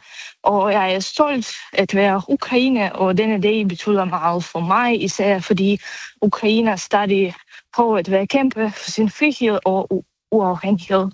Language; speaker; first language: Danish; non-native, fluent; Ukrainian